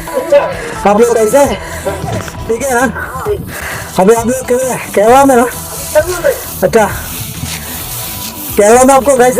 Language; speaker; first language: Hindi; non-native, local second language; Malayalam